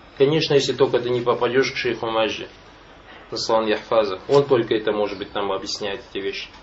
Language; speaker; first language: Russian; non-native, local second language; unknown